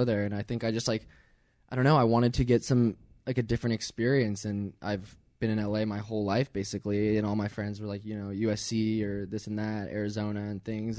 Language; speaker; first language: English; native; English